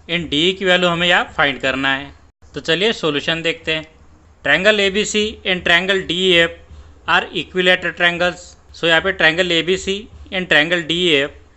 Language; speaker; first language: Hindi; non-native, local second language; Marathi